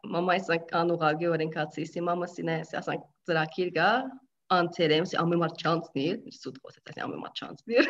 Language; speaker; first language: Armenian; early bilingual, heritage; Armenian